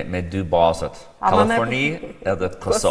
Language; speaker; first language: Albanian; non-native, fluent; English